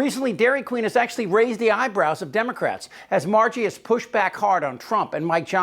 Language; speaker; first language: English; native; English